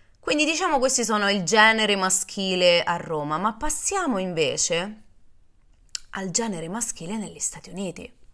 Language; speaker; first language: Italian; native; Italian